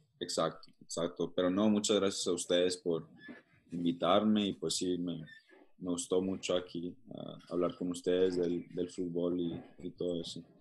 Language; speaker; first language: Spanish; early bilingual, heritage; Spanish